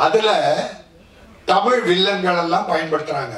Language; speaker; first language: Tamil; native; Tamil